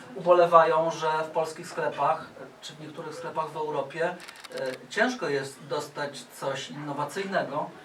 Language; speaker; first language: Polish; native; Polish